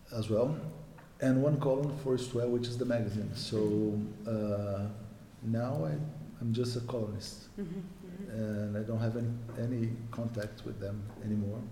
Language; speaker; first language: English; non-native, fluent; Portuguese